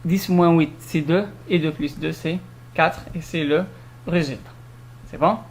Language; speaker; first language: French; non-native, local second language; Arabic